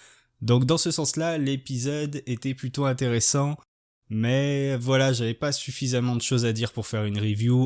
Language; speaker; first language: French; native; French